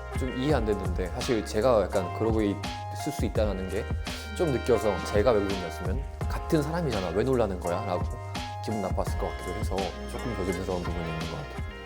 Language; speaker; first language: Korean; native; Korean